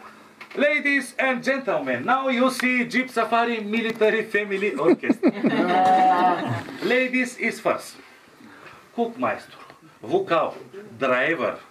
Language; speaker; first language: English; non-native, learner; Bulgarian